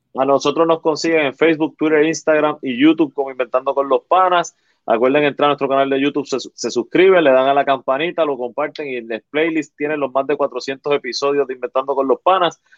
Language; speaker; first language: Spanish; native; Spanish